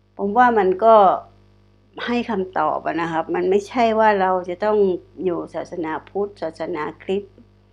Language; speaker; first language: Thai; non-native, local second language; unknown